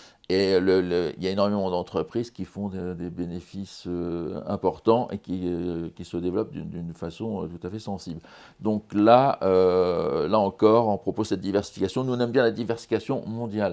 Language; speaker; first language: French; native; French